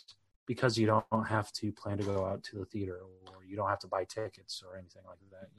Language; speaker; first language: English; native; English